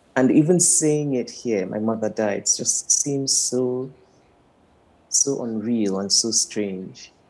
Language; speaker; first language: English; non-native, local second language; Igbo